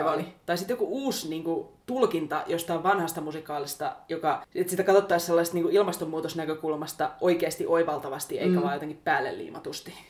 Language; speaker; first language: Finnish; native; Finnish